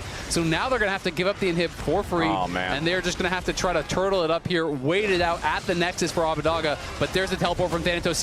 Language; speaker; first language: English; native; English